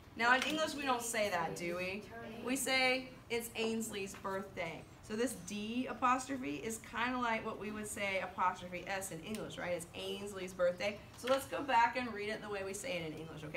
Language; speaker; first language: English; native; English